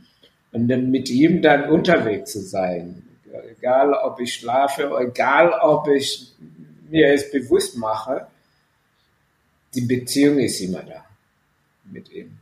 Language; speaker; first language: German; non-native, fluent; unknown